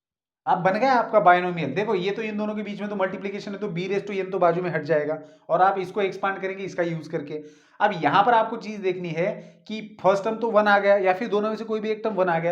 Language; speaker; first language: Hindi; native; Hindi